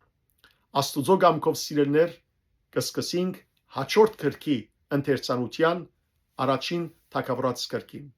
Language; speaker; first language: Armenian; native; Armenian